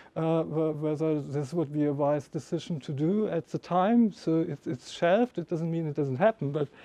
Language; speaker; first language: English; non-native, fluent; German